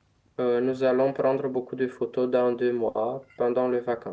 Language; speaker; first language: French; non-native, learner; Romanian